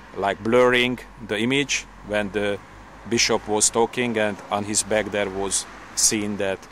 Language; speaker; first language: English; non-native, fluent; Hungarian